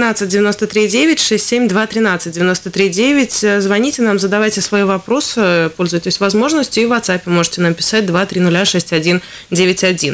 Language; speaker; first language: Russian; native; Russian